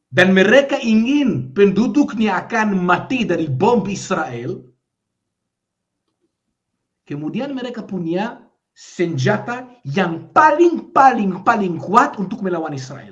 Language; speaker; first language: Indonesian; non-native, fluent; Hebrew